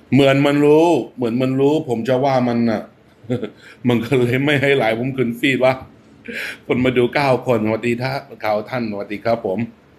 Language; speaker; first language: Thai; non-native, fluent; English